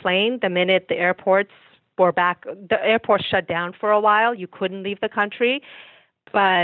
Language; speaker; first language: English; early bilingual, other home language; Persian